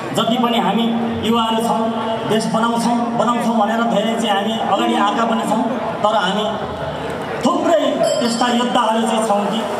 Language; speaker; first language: Nepali; native; Nepali